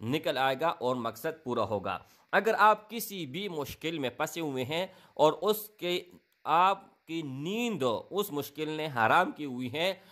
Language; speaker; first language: Urdu; non-native, local second language; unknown